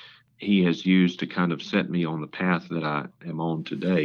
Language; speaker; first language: English; native; English